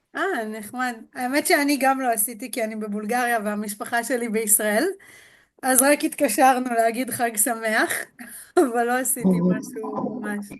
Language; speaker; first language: Hebrew; native; Hebrew